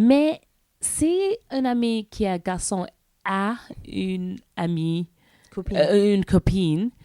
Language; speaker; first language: French; non-native, learner; English